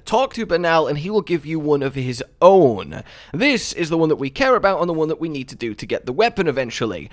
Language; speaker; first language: English; native; English